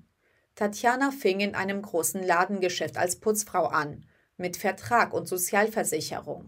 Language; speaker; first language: German; early bilingual, other home language; Greek